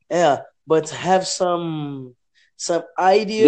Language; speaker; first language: English; non-native, learner; Portuguese